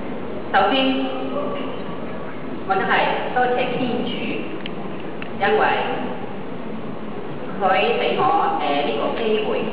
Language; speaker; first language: Cantonese; non-native, learner; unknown